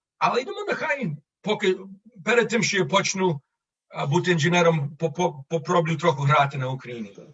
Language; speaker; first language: Ukrainian; early bilingual, heritage; Ukrainian